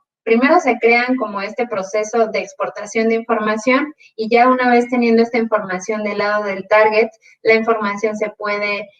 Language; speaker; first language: Spanish; native; Spanish